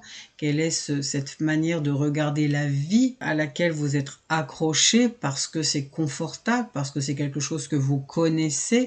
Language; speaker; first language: French; native; French